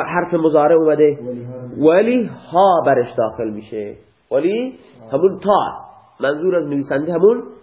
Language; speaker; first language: Persian; non-native, local second language; Baluchi